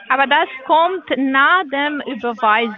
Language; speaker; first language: German; non-native, learner; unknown